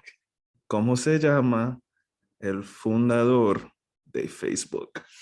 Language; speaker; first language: Spanish; non-native, fluent; English